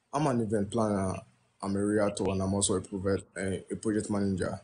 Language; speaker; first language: English; non-native, local second language; Yoruba